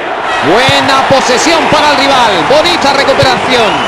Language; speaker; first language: Spanish; native; Spanish